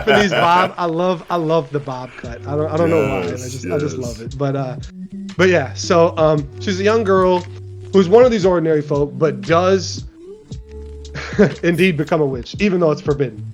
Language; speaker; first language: English; native; English